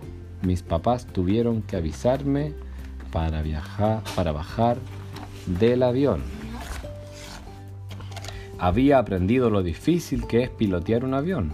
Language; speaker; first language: Spanish; native; Spanish